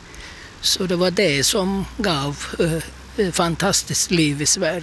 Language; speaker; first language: Swedish; non-native, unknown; Turkish